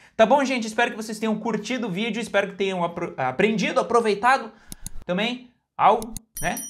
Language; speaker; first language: Portuguese; native; Portuguese